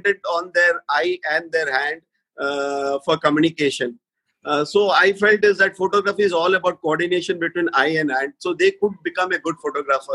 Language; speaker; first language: English; non-native, local second language; Marathi